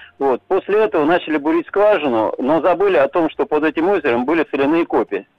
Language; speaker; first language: Russian; native; Russian